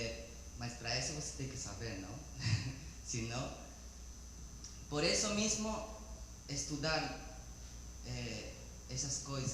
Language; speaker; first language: Portuguese; non-native, learner; Spanish